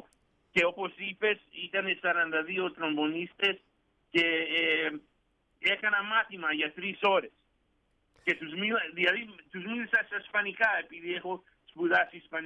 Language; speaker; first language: Greek; early bilingual, heritage; Greek